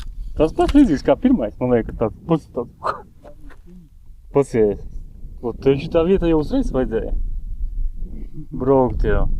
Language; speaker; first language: Latvian; native; Latvian